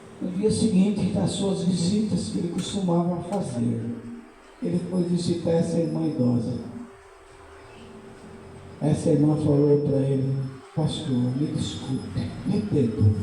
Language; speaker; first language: Portuguese; native; Portuguese